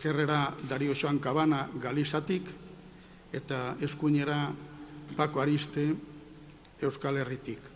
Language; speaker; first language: Basque; non-native, fluent; Galician